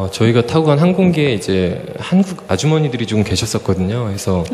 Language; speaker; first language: Korean; native; Korean